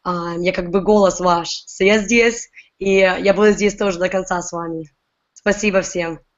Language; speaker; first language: Russian; early bilingual, heritage; Russian